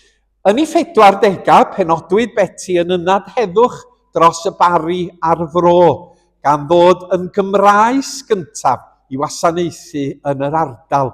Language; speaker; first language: Welsh; native; Welsh